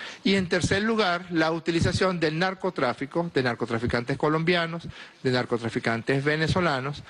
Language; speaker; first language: Spanish; native; Spanish